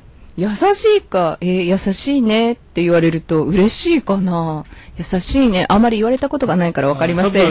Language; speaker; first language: Japanese; native; Japanese